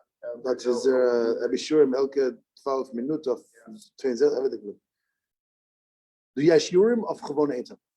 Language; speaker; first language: Dutch; non-native, learner; English